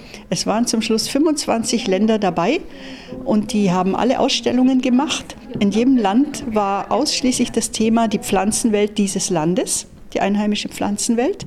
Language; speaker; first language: German; native; German